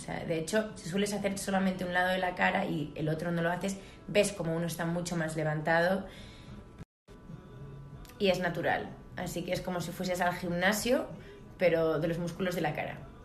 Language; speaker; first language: Spanish; native; Spanish